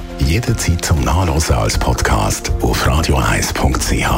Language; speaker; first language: German; native; German